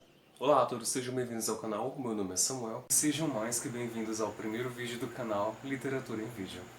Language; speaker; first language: Portuguese; native; Portuguese